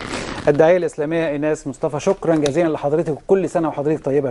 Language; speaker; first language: Arabic; native; Arabic